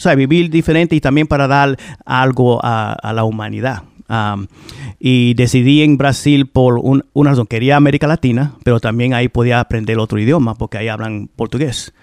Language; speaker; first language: Spanish; early bilingual, heritage; Spanish